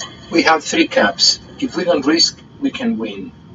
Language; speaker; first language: English; non-native, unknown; Spanish